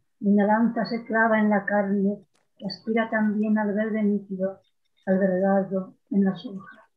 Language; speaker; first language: Spanish; native; Spanish